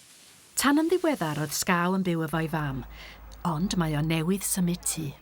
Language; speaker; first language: Welsh; native; Welsh